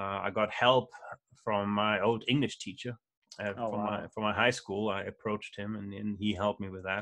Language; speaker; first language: English; non-native, fluent; German